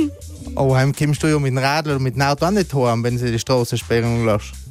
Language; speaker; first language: German; native; German